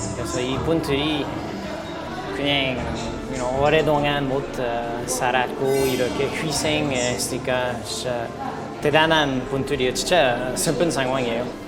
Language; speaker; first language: Korean; non-native, learner; French